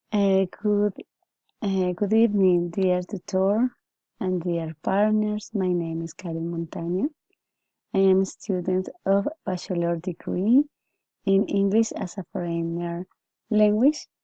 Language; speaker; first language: English; non-native, learner; Spanish